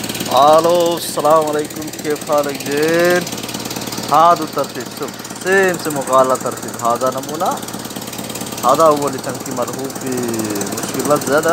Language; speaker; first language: Arabic; non-native, learner; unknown